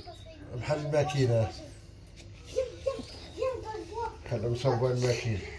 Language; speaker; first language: Arabic; native; Arabic